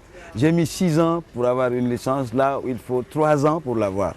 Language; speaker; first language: French; non-native, local second language; Wolof